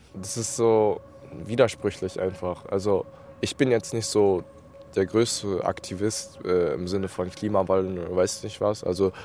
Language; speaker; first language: German; early bilingual, other home language; Vietnamese